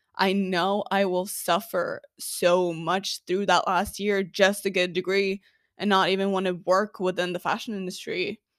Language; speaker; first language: English; non-native, fluent; Norwegian